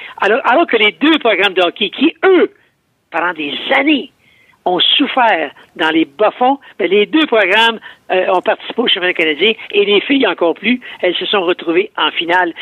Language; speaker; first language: French; native; French